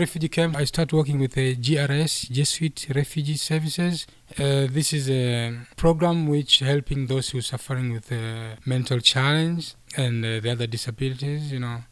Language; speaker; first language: English; non-native, local second language; Somali